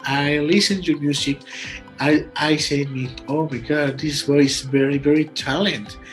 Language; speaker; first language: English; non-native, learner; Spanish